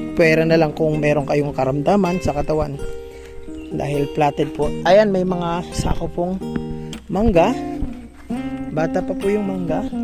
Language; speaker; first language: Filipino; non-native, local second language; Bikol